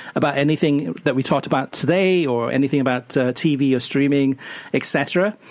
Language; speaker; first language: English; native; English